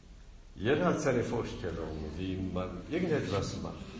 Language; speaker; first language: German; non-native, fluent; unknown